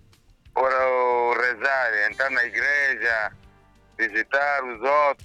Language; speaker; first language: Portuguese; non-native, local second language; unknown